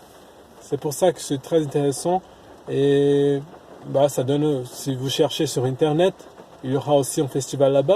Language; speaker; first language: French; non-native, fluent; Portuguese